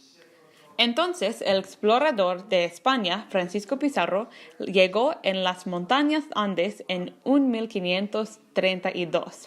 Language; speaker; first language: Spanish; non-native, learner; English